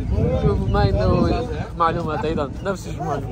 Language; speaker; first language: Arabic; non-native, learner; Turkish